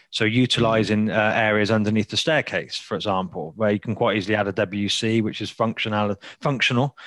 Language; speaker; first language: English; native; English